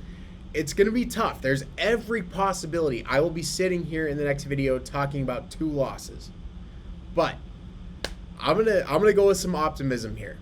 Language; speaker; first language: English; native; English